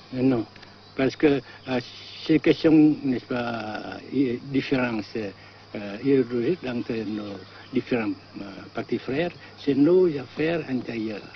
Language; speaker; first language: French; non-native, local second language; Vietnamese